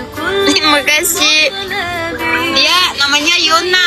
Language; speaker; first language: Indonesian; native; Indonesian